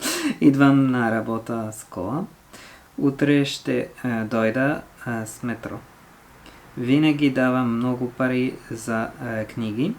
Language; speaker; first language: Bulgarian; non-native, learner; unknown